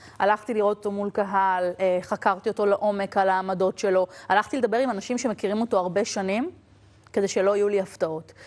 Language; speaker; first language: Hebrew; native; Hebrew